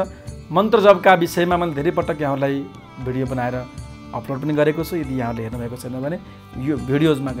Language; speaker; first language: Nepali; native; Nepali